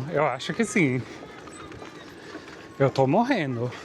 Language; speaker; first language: Portuguese; non-native, fluent; English